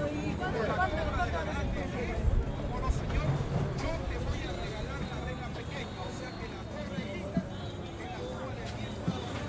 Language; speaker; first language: Spanish; native; Spanish